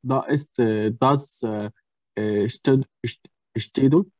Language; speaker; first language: German; non-native, learner; Arabic